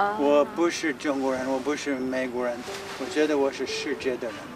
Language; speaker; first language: Chinese; non-native, learner; English